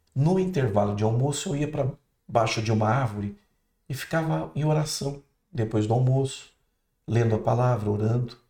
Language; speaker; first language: Portuguese; native; Portuguese